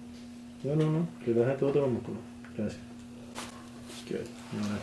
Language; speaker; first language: Spanish; non-native, learner; English